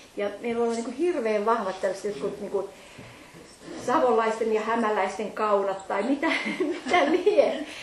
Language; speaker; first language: Finnish; native; Finnish